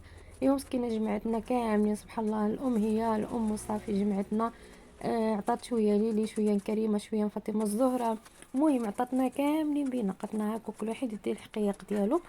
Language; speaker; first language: Arabic; native; Arabic